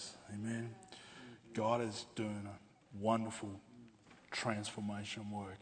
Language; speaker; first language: English; native; English